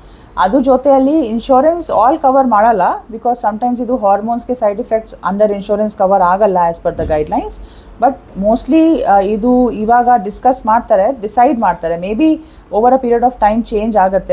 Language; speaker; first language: Kannada; non-native, fluent; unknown